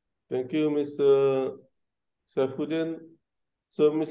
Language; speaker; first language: English; non-native, local second language; Malay